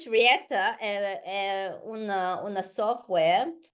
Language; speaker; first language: Italian; non-native, learner; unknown